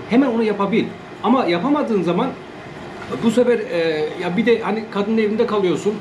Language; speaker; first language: Turkish; native; Turkish